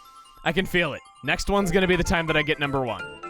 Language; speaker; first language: English; native; English